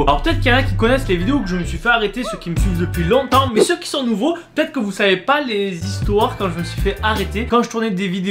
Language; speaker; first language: French; native; French